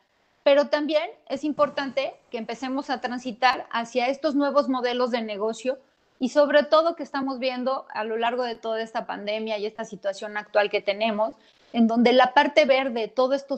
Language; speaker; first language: Spanish; native; Spanish